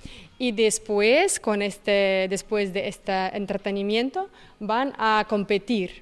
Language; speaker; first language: Spanish; non-native, fluent; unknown